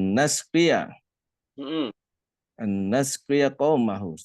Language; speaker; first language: Arabic; non-native, learner; Indonesian